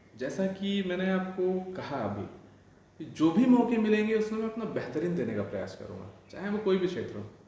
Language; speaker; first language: Hindi; non-native, local second language; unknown